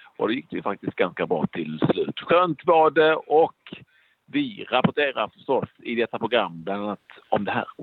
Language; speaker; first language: Swedish; native; Swedish